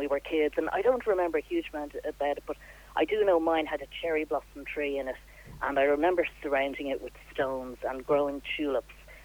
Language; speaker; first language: English; native; English